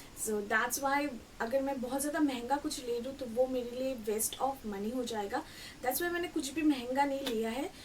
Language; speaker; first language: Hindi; non-native, local second language; Bangla